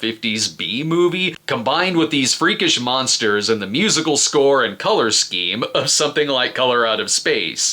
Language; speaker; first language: English; native; English